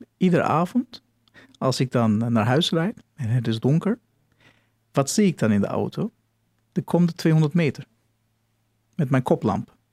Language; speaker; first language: Dutch; non-native, fluent; Turkish